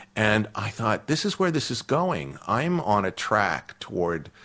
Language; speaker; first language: English; native; English